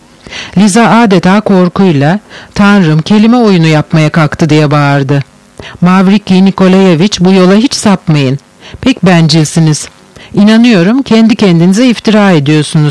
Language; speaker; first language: Turkish; native; Turkish